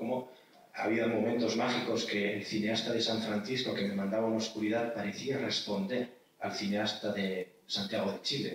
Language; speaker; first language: Spanish; native; Spanish